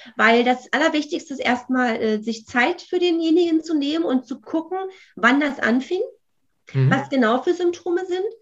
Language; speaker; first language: German; native; German